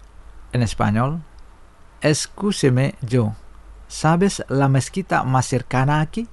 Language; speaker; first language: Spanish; non-native, fluent; Indonesian